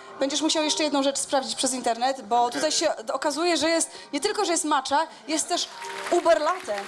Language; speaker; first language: Polish; native; Polish